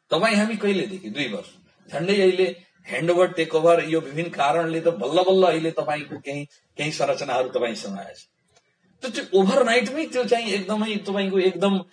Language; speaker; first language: Nepali; non-native, local second language; Bhojpuri